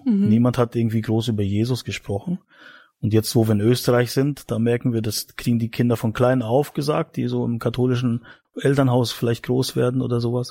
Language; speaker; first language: German; native; German